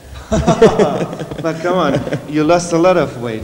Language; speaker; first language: English; non-native, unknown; German